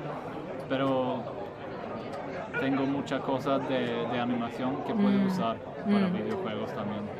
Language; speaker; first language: Spanish; non-native, fluent; Swedish